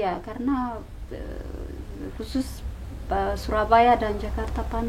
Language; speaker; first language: Indonesian; non-native, learner; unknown